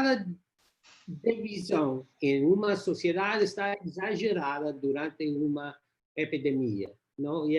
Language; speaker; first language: Portuguese; non-native, learner; English